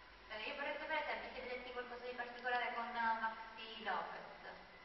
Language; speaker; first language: Italian; native; Italian